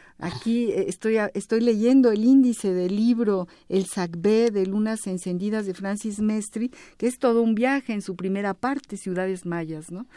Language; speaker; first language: Spanish; native; Spanish